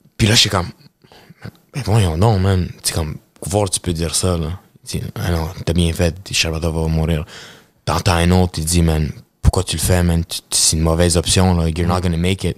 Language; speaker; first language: French; early bilingual, other home language; Russian